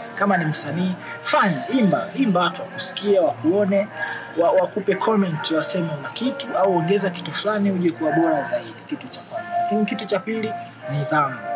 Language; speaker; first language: Swahili; native; Swahili